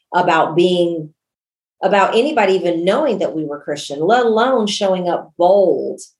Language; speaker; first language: English; native; English